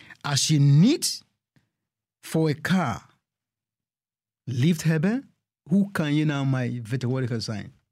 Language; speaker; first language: Dutch; non-native, fluent; English